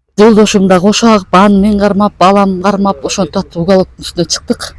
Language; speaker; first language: Kyrgyz; native; Kyrgyz